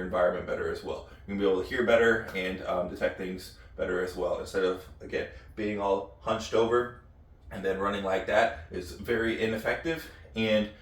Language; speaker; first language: English; native; English